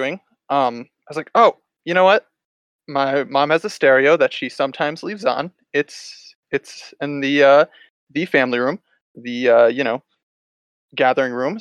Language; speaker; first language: English; native; English